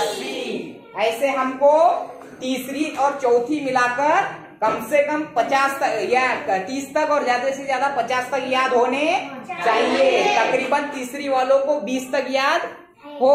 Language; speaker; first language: Hindi; native; Hindi